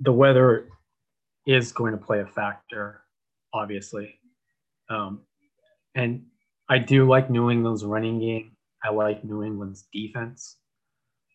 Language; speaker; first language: English; native; English